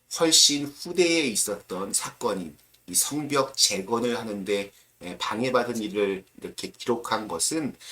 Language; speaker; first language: Korean; native; Korean